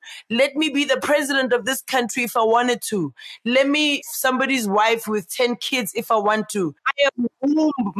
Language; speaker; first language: English; non-native, local second language; Zulu